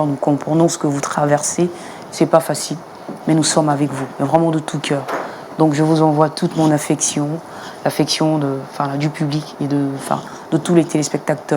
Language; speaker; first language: French; native; French